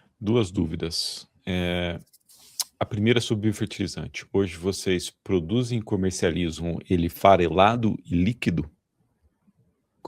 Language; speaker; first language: Portuguese; native; Portuguese